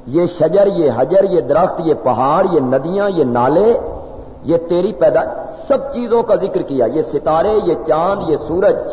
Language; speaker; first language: Urdu; non-native, local second language; Punjabi